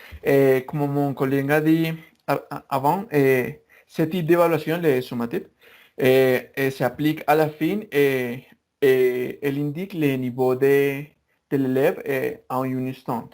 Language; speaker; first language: French; non-native, learner; Spanish